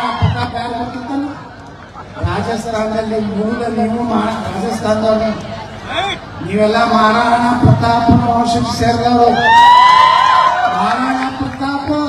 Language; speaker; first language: Kannada; native; Kannada